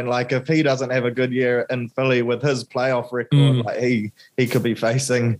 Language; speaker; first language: English; native; English